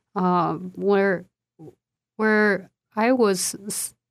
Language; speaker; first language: English; non-native, fluent; Chinese